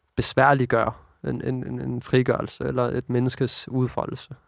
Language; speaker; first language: Danish; early bilingual, other home language; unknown